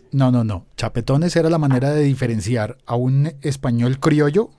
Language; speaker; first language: Spanish; native; Spanish